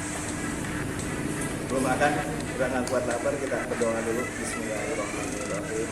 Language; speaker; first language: Indonesian; non-native, local second language; Sundanese